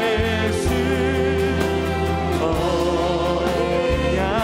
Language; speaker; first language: Korean; native; Korean